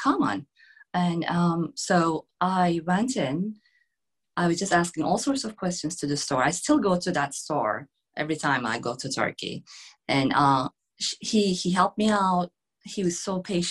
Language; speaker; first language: English; non-native, fluent; Turkish